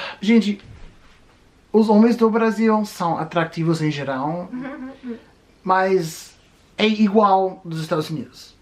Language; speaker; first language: Portuguese; non-native, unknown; English